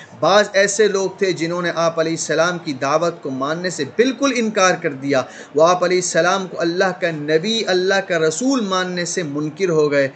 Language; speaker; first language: Urdu; native; Urdu